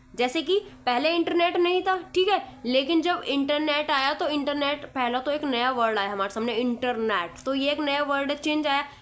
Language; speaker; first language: Hindi; native; Hindi